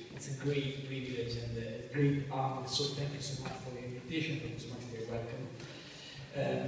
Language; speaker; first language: English; non-native, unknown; Italian